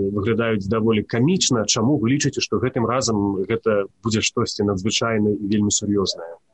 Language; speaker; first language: Belarusian; native; Belarusian